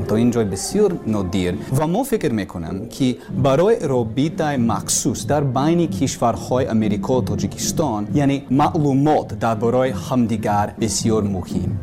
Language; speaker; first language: Persian; non-native, learner; English